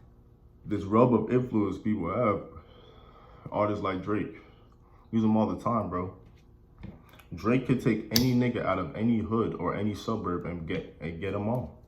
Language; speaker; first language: English; native; English